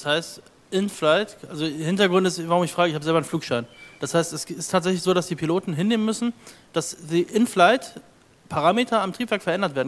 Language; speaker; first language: German; native; German